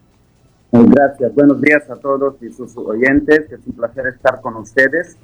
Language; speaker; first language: Spanish; non-native, fluent; Hebrew